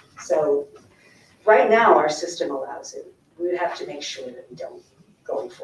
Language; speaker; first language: English; native; English